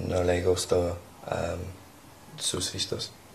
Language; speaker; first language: Spanish; non-native, learner; English